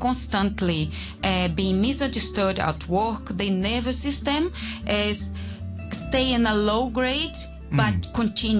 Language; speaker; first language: English; non-native, fluent; Portuguese